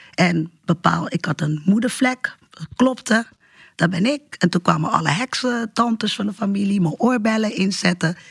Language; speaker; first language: Dutch; early bilingual, other home language; Portuguese